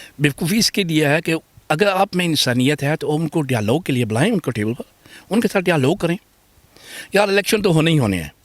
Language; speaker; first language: Urdu; native; Urdu